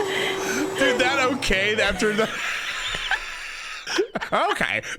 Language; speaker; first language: English; native; English